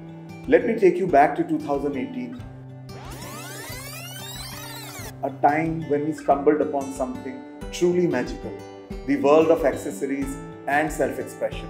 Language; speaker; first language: English; non-native, local second language; Hindi